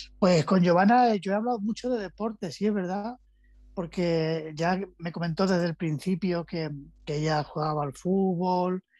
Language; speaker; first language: Spanish; native; Spanish